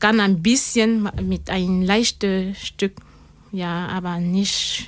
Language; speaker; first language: German; non-native, learner; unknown